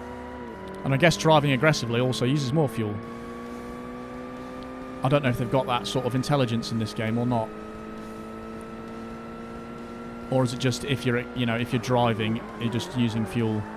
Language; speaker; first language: English; native; English